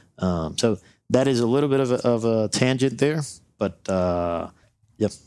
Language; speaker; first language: English; non-native, local second language; Spanish